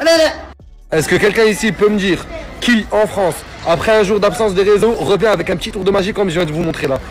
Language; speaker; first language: French; native; French